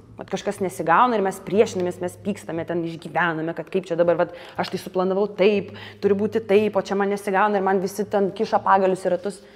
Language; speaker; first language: Lithuanian; early bilingual, other home language; Russian